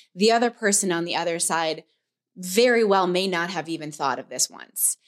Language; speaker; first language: English; native; English